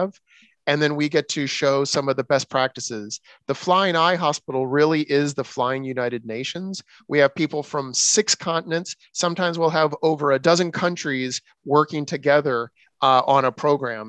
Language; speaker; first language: English; native; English